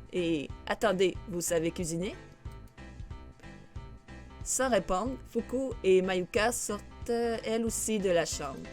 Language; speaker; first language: French; native; French